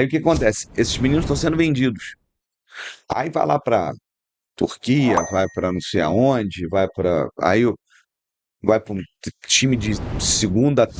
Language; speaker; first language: Portuguese; native; Portuguese